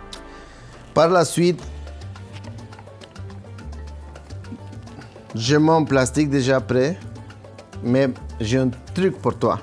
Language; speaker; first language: French; non-native, learner; Spanish